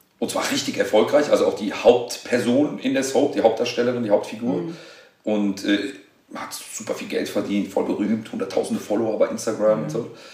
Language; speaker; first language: German; native; German